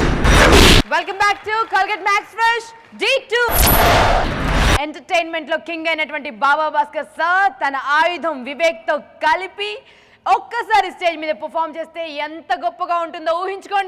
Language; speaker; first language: Telugu; native; Telugu